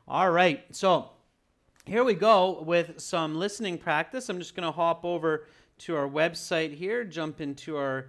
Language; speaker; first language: English; native; English